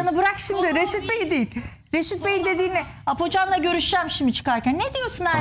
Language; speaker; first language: Turkish; native; Turkish